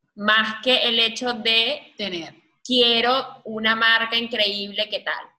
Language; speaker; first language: Spanish; native; Spanish